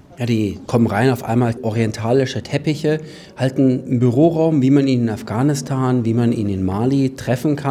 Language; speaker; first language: German; native; German